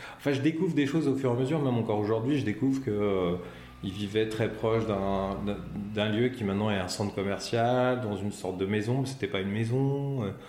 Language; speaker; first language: French; native; French